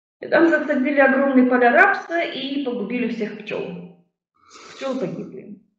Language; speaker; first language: Russian; native; Russian